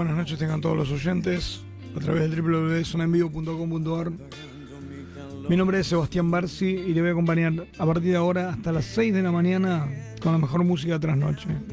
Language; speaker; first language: Spanish; native; Spanish